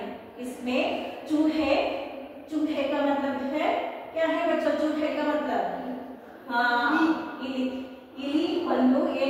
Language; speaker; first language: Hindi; non-native, local second language; Kannada